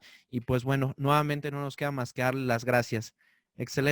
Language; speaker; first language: Spanish; native; Spanish